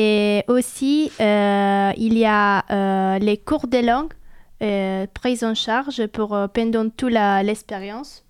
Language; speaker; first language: French; non-native, fluent; Italian